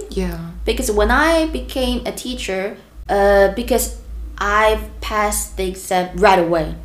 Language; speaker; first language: English; non-native, fluent; Korean